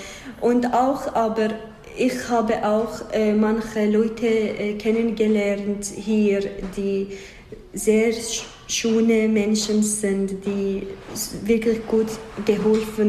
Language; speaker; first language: German; non-native, fluent; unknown